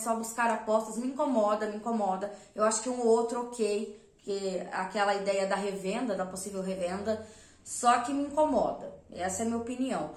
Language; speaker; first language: Portuguese; native; Portuguese